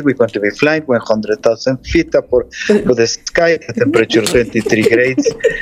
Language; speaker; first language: English; non-native, fluent; Spanish